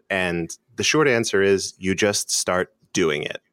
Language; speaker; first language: English; native; English